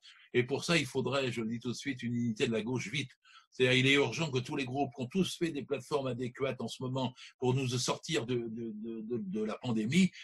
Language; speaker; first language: French; native; French